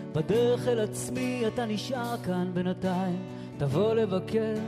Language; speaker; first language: Hebrew; native; Hebrew